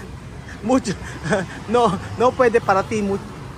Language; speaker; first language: Spanish; non-native, learner; Filipino